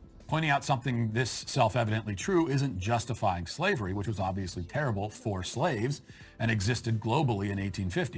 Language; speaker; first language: English; native; English